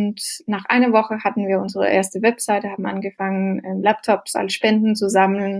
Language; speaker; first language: German; non-native, fluent; Danish